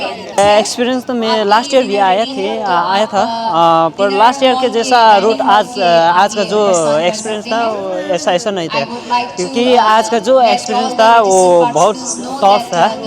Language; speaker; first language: Hindi; non-native, local second language; Nepali